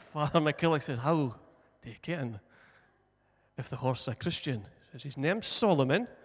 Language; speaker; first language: English; native; English